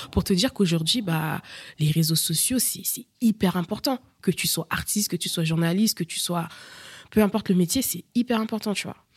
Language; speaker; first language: French; early bilingual, other home language; Bambara